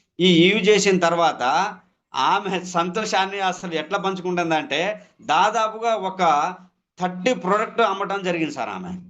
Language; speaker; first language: Telugu; non-native, local second language; Lambadi